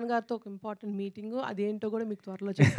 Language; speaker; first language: Telugu; native; Telugu